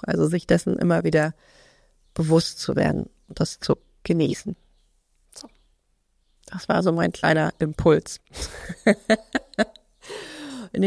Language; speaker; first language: German; native; German